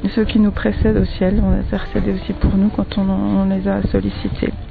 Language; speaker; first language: French; native; French